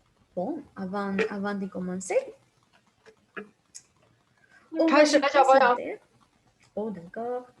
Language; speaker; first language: French; non-native, fluent; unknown